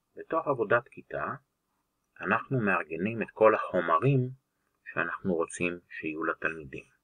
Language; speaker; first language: Hebrew; native; Hebrew